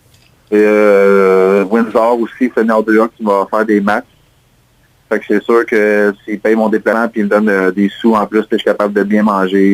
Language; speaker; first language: French; native; French